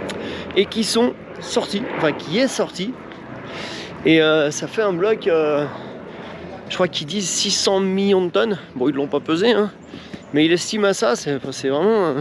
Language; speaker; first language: French; native; French